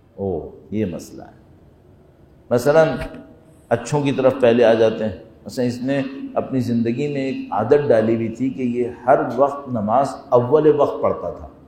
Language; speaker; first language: Urdu; non-native, fluent; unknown